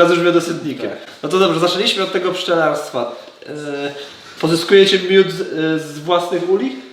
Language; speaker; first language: Polish; native; Polish